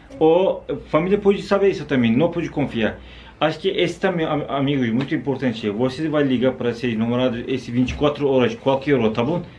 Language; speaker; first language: Portuguese; non-native, learner; Turkish